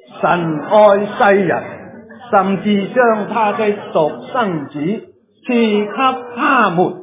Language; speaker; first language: Chinese; non-native, local second language; Cantonese